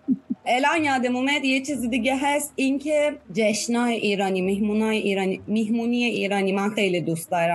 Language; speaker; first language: Persian; non-native, fluent; Turkish